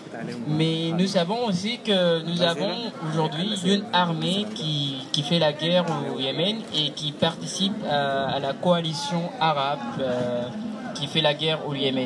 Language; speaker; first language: French; non-native, fluent; Arabic